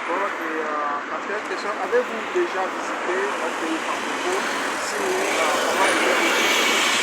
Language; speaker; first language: French; non-native, learner; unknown